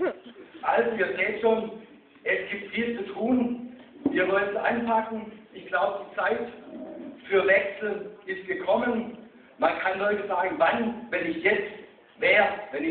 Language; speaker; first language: German; native; German